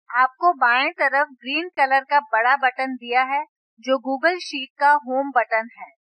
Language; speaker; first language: Hindi; non-native, local second language; Gujarati